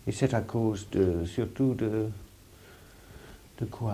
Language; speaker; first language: French; non-native, fluent; English